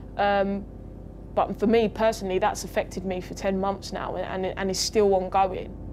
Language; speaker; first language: English; native; English